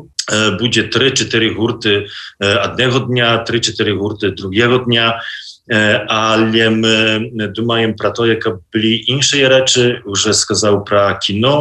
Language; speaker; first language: Belarusian; non-native, local second language; Polish